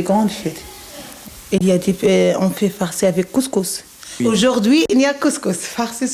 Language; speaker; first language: French; non-native, local second language; Arabic